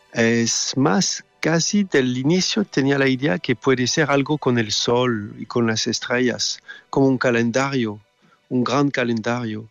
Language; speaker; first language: Spanish; non-native, fluent; French